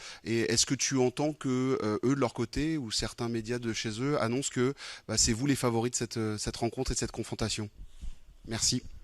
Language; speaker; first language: French; native; French